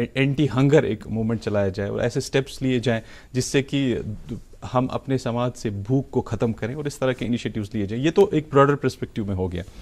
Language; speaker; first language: Hindi; non-native, local second language; Kashmiri